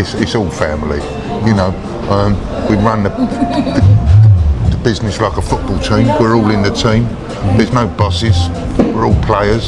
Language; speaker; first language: English; native; English